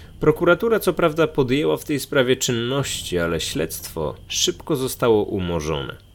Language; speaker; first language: Polish; native; Polish